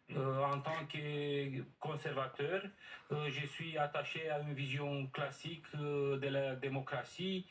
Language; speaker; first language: French; non-native, learner; Romanian